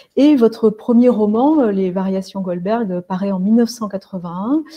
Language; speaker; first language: French; native; French